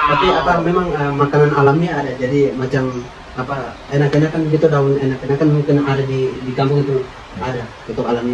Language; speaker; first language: Indonesian; non-native, local second language; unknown